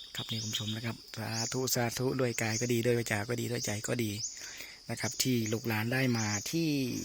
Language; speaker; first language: Thai; native; Thai